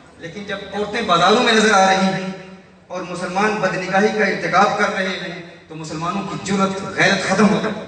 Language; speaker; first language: Urdu; early bilingual, heritage; Urdu